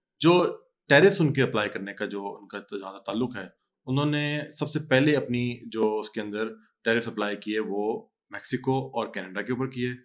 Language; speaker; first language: Urdu; native; Urdu